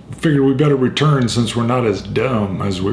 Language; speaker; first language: English; native; English